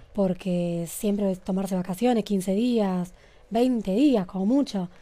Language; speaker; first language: Spanish; native; Spanish